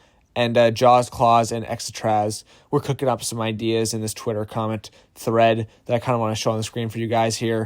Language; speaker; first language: English; native; English